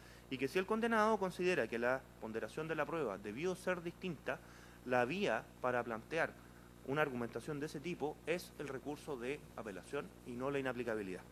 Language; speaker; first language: Spanish; native; Spanish